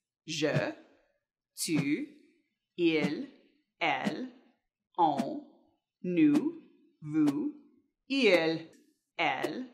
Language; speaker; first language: French; non-native, fluent; English